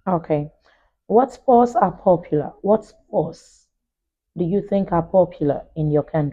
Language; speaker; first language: English; non-native, fluent; Vietnamese